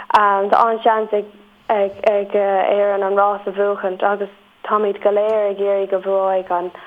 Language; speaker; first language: Irish; non-native, local second language; English